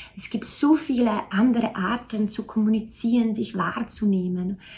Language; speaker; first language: German; non-native, learner; Czech